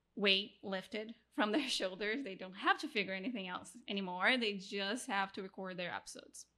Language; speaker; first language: English; non-native, fluent; Portuguese